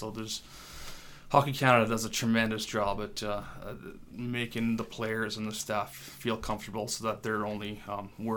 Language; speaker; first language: English; non-native, fluent; French